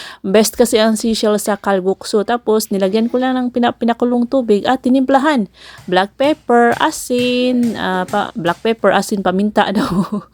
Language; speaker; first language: Filipino; non-native, local second language; Cebuano